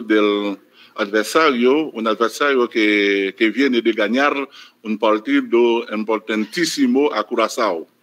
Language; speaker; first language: Spanish; non-native, fluent; Haitian Creole